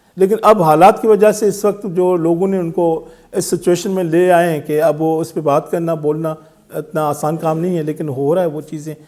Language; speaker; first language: Urdu; non-native, local second language; Sindhi